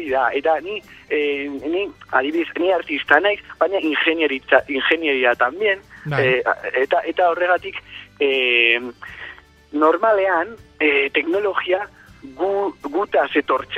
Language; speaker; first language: Basque; non-native, learner; Spanish